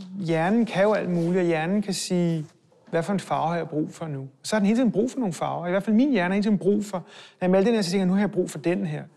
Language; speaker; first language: Danish; early bilingual, other home language; Hebrew